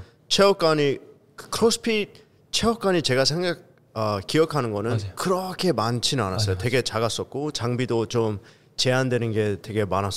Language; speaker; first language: Korean; early bilingual, heritage; Korean